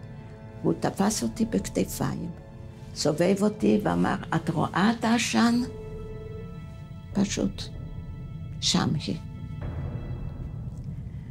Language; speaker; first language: Hebrew; non-native, fluent; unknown